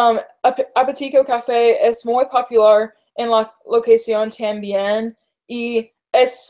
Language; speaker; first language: Spanish; non-native, learner; English